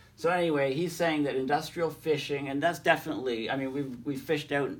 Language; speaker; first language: English; native; English